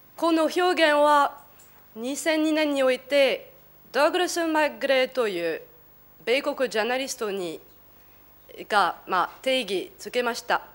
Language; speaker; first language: Japanese; non-native, fluent; French